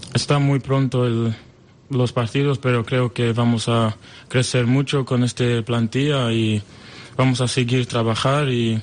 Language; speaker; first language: Spanish; non-native, learner; French